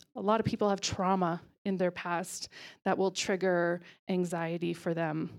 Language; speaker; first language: English; native; English